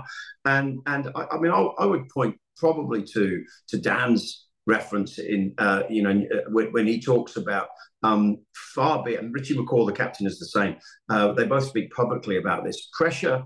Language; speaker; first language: English; native; English